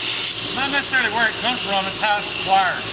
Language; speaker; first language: English; native; English